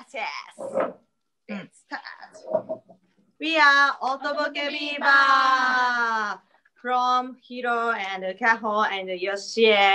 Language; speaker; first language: English; non-native, learner; Japanese